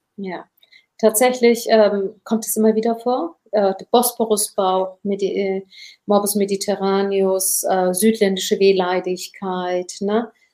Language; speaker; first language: German; early bilingual, other home language; Turkish